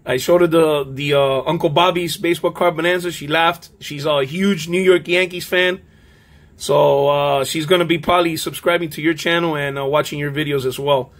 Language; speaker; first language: English; native; English